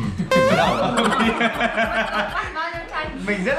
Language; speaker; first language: Vietnamese; native; Vietnamese